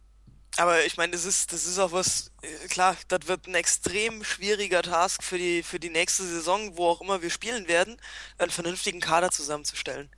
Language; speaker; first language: German; native; German